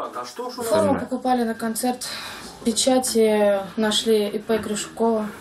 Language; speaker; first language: Russian; native; Russian